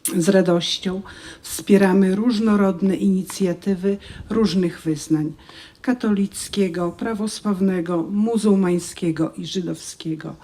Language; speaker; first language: Polish; native; Polish